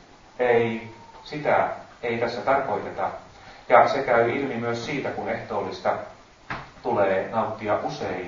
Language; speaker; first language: Finnish; native; Finnish